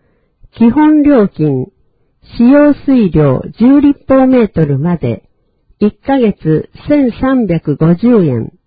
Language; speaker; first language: Japanese; native; Japanese